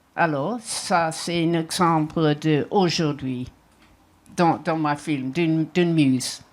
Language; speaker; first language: French; non-native, learner; English